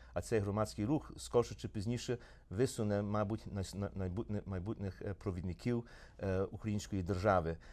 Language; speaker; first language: Ukrainian; early bilingual, heritage; Ukrainian